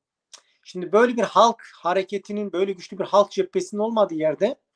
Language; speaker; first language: Turkish; native; Turkish